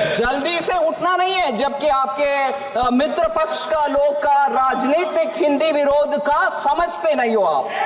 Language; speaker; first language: Hindi; non-native, local second language; Tamil